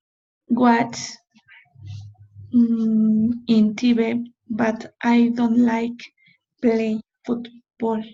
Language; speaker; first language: English; non-native, learner; Spanish